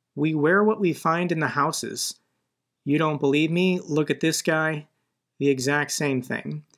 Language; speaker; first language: English; native; English